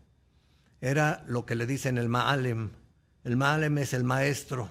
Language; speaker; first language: Spanish; native; Spanish